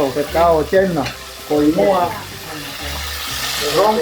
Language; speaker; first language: Spanish; non-native, learner; Japanese